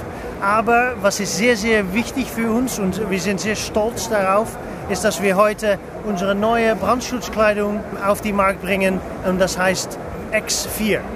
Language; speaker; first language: German; non-native, learner; English